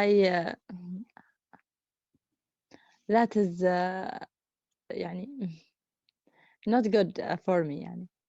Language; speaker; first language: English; non-native, learner; Arabic